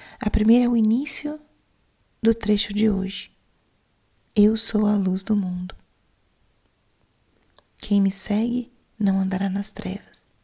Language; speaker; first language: Portuguese; native; Portuguese